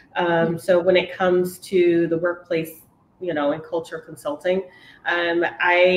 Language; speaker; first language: English; native; English